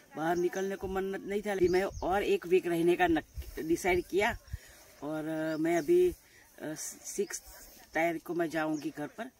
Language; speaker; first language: Hindi; non-native, local second language; Gujarati